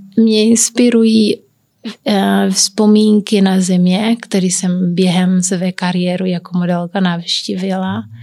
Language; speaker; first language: Czech; non-native, learner; Kabuverdianu